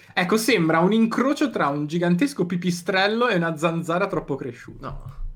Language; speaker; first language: Italian; native; Italian